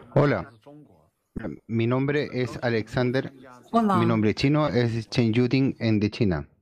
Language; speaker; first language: Spanish; non-native, fluent; Chinese